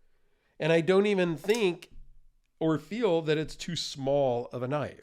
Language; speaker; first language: English; native; English